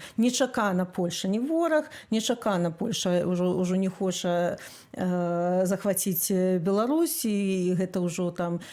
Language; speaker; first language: Belarusian; non-native, local second language; Russian